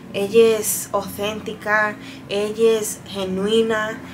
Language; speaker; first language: Spanish; early bilingual, heritage; Spanish